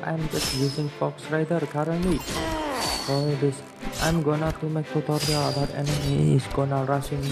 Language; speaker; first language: English; non-native, learner; Indonesian